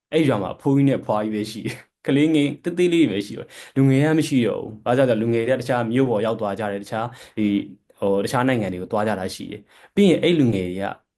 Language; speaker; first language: Burmese; native; Burmese